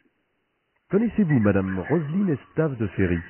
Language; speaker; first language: French; native; French